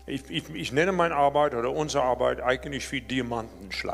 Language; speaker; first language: German; non-native, fluent; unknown